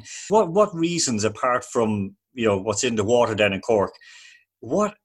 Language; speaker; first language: English; native; English